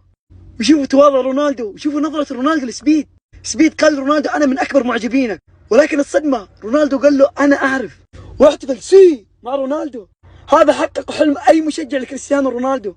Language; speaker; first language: Arabic; native; Arabic